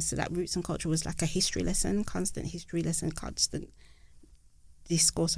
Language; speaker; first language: English; native; English